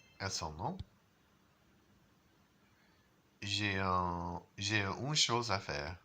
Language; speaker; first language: French; non-native, learner; English